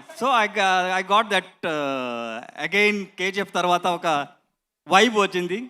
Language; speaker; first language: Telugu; non-native, learner; Kannada